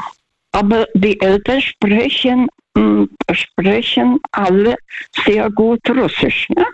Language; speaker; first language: German; non-native, fluent; Russian